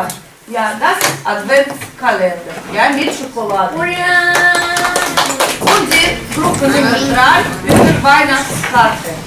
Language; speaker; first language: German; non-native, fluent; Russian